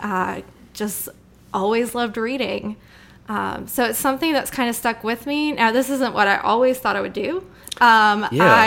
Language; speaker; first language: English; native; English